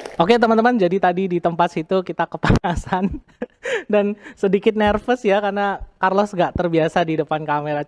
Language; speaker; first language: Indonesian; native; Indonesian